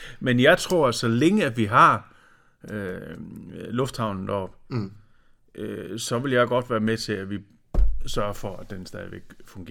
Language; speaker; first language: Danish; native; Danish